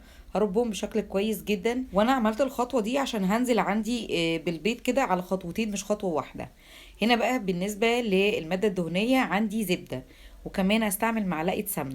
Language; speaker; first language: Arabic; native; Arabic